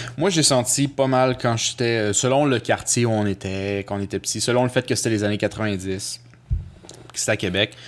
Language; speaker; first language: French; early bilingual, other home language; Spanish